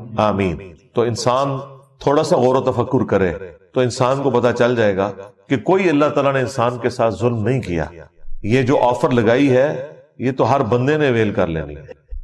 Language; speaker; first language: Urdu; non-native, local second language; Punjabi